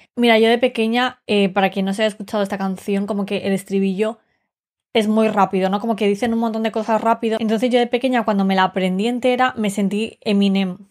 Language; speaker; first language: Spanish; early bilingual, other home language; Romanian